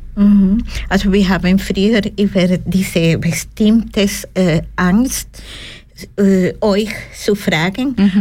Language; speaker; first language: German; non-native, learner; Spanish